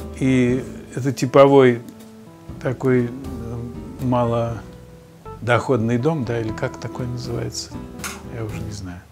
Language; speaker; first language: Russian; native; Russian